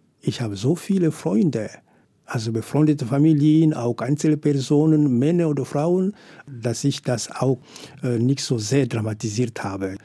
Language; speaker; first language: German; non-native, fluent; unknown